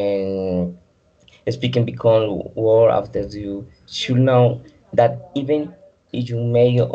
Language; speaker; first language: English; non-native, learner; Spanish